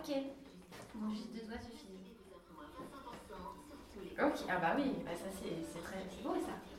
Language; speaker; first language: French; native; French